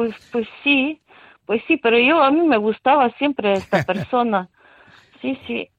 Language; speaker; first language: Spanish; non-native, fluent; Ukrainian